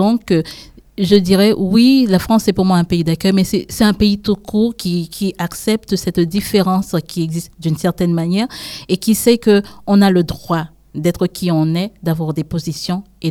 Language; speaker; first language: French; non-native, local second language; Haitian Creole